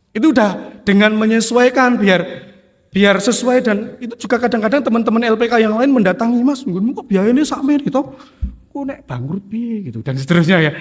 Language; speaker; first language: Indonesian; non-native, local second language; Javanese